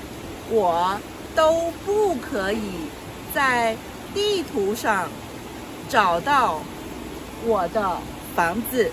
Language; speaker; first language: Chinese; non-native, local second language; Yao